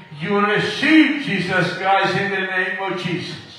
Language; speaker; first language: English; non-native, learner; Spanish